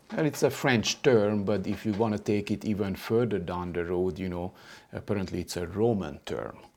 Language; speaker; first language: English; non-native, fluent; Hungarian